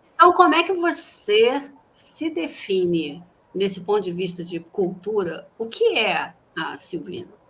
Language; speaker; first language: Portuguese; native; Portuguese